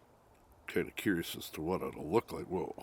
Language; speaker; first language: English; native; English